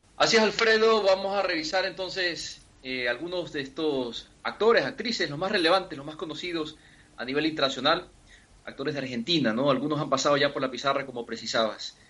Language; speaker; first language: Spanish; native; Spanish